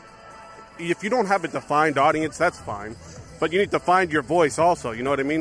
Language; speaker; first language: English; native; English